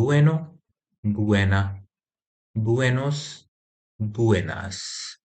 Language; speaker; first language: Spanish; non-native, fluent; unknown